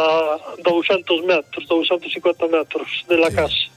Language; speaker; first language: Spanish; non-native, local second language; Galician